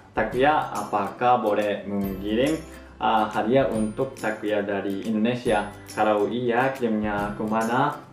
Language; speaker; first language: Indonesian; non-native, fluent; Japanese